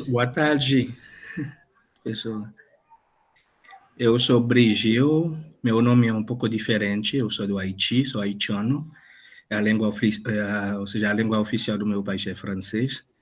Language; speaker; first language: Portuguese; non-native, fluent; Haitian Creole